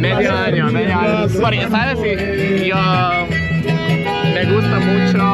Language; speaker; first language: Spanish; non-native, learner; Lithuanian